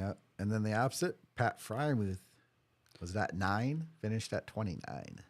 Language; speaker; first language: English; native; English